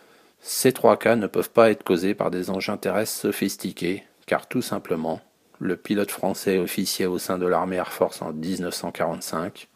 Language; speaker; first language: French; native; French